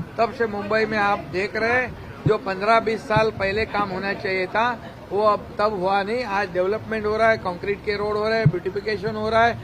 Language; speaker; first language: Hindi; non-native, local second language; Marathi